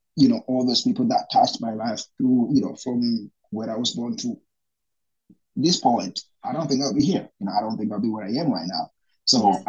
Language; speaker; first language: English; non-native, local second language; Rundi